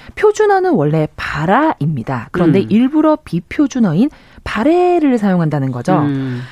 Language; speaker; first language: Korean; native; Korean